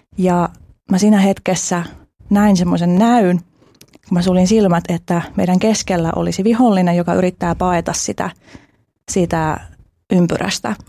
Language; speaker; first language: Finnish; early bilingual, other home language; Albanian